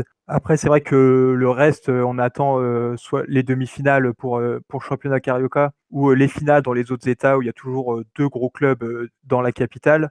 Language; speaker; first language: French; native; French